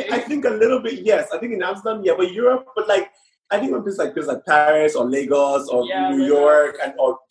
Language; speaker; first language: English; non-native, local second language; Yoruba